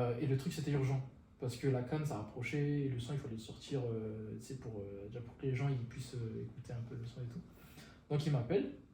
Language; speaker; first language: French; non-native, local second language; Malagasy